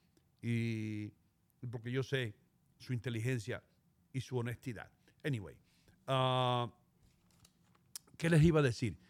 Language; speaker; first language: Spanish; native; Spanish